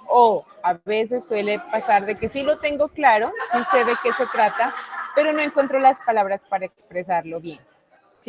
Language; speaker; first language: Spanish; native; Spanish